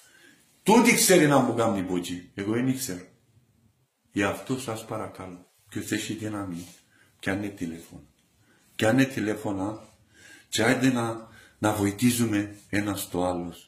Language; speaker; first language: Greek; non-native, learner; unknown